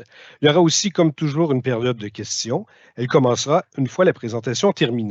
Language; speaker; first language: French; native; French